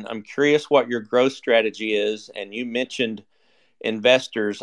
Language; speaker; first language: English; native; English